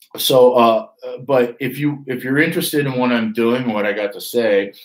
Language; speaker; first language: English; native; English